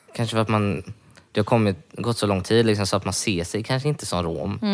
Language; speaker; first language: Swedish; native; Swedish